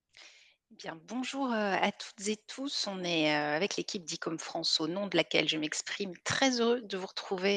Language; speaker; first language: French; native; French